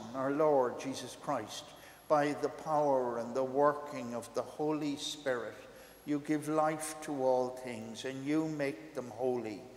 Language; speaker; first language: English; native; English